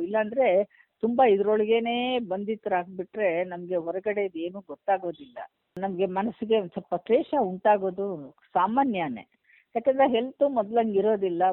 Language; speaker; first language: Kannada; native; Kannada